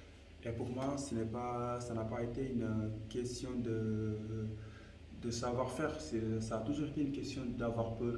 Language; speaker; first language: French; non-native, local second language; Wolof